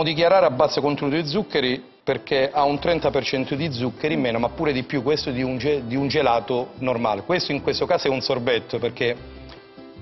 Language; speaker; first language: Italian; native; Italian